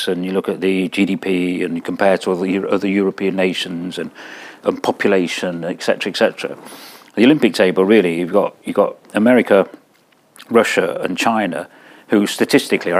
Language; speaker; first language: English; native; English